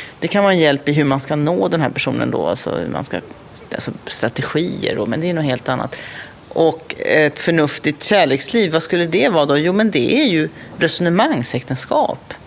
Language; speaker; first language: Swedish; native; Swedish